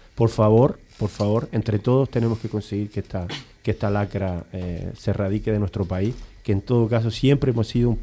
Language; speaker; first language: Spanish; native; Spanish